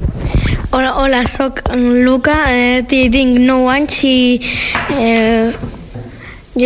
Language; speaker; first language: Catalan; non-native, learner; Georgian